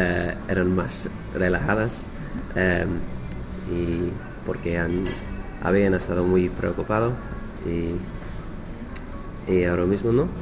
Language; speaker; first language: Spanish; non-native, learner; English